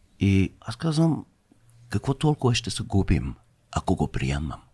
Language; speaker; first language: Bulgarian; non-native, fluent; Persian